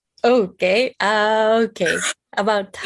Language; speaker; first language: English; non-native, fluent; Japanese